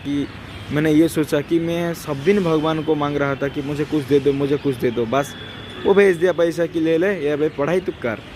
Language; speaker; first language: Hindi; non-native, local second language; Odia